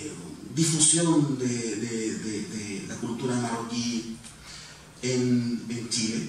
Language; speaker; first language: Spanish; native; Spanish